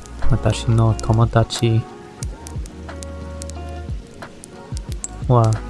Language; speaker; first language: Japanese; non-native, learner; English